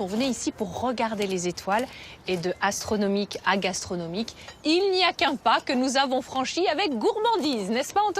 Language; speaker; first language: French; native; French